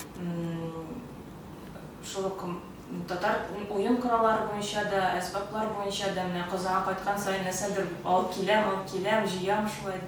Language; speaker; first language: Tatar; early bilingual, heritage; Tatar